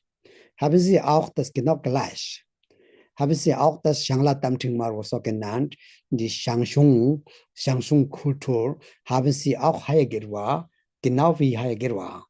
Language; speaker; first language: German; non-native, learner; Tibetan